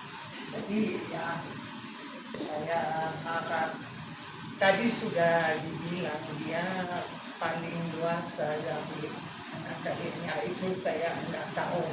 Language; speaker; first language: Indonesian; non-native, fluent; German